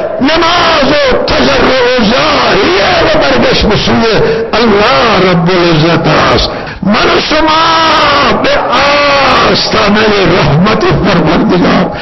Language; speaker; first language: Persian; non-native, local second language; Baluchi